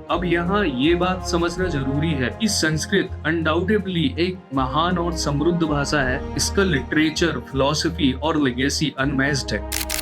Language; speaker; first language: Hindi; native; Hindi